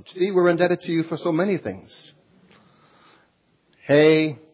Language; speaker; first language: English; native; English